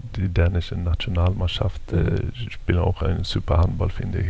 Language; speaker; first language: German; non-native, fluent; Swedish